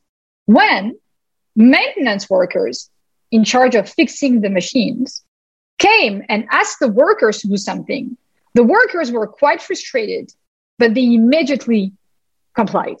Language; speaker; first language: English; non-native, fluent; French